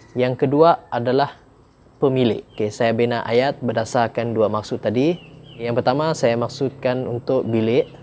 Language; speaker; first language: Malay; non-native, local second language; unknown